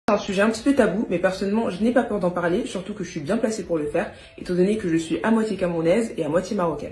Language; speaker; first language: French; native; French